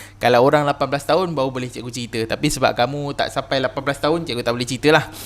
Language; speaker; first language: Malay; native; Malay